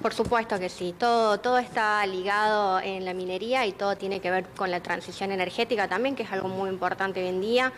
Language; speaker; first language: Spanish; native; Spanish